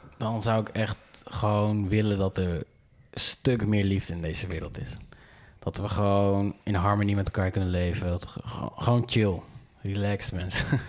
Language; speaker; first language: Dutch; native; Dutch